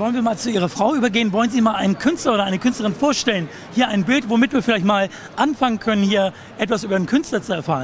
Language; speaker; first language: German; native; German